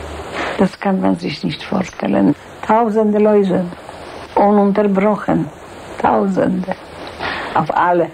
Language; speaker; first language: German; non-native, fluent; Polish